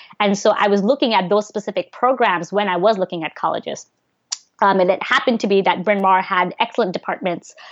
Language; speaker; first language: English; early bilingual, other home language; Bangla